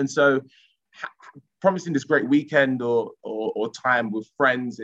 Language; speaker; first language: English; native; English